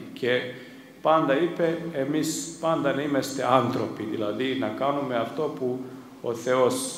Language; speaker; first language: Greek; non-native, fluent; Serbian